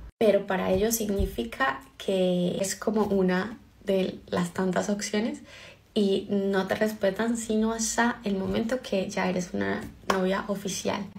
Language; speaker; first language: Spanish; native; Spanish